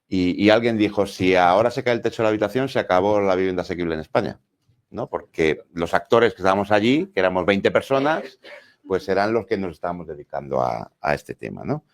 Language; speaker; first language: Spanish; native; Spanish